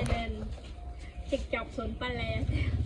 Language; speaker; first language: Korean; non-native, fluent; Khmer